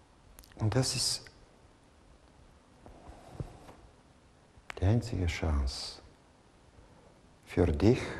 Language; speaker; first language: German; non-native, fluent; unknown